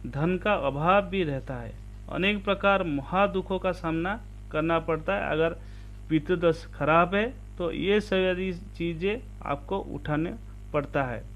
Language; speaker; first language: Hindi; non-native, local second language; Odia